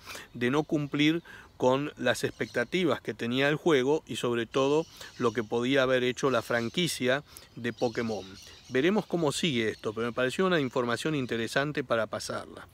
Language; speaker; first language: Spanish; native; Spanish